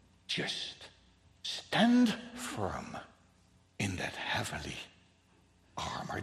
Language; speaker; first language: English; non-native, fluent; Dutch